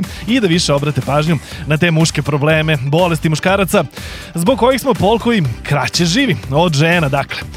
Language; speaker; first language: Serbian; native; Serbian